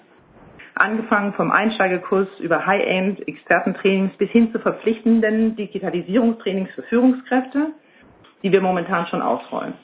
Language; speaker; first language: German; native; German